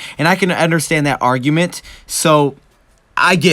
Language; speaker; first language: English; native; English